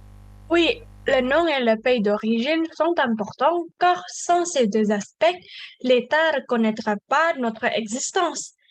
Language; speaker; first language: French; non-native, learner; Indonesian